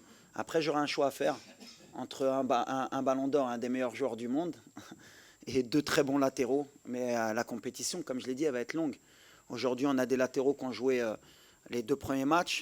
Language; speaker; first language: French; native; French